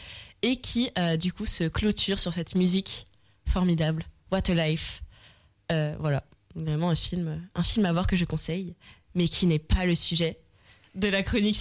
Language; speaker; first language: French; native; French